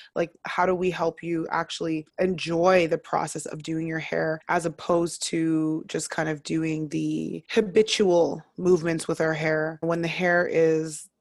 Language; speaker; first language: English; native; English